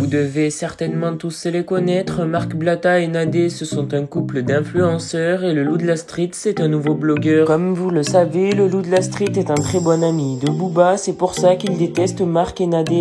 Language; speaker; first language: French; native; French